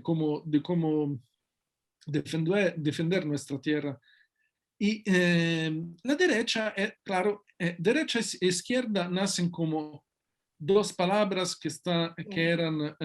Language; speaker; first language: Spanish; non-native, fluent; Italian